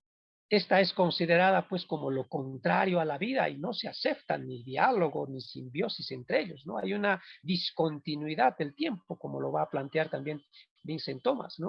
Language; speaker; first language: Spanish; non-native, local second language; Quechua